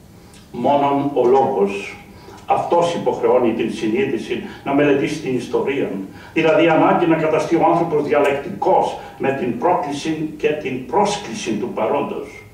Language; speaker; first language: Greek; native; Greek